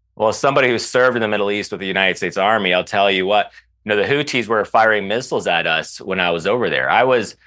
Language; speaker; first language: English; early bilingual, other home language; Arabic